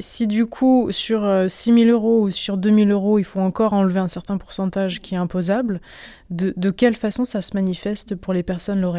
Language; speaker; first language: French; native; French